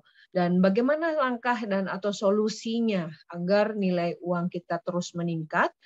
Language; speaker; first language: Indonesian; native; Indonesian